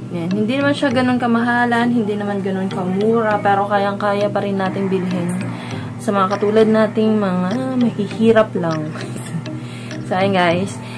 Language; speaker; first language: Filipino; non-native, local second language; Waray